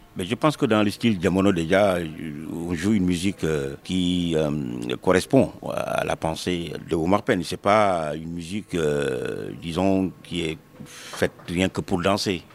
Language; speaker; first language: French; non-native, local second language; Wolof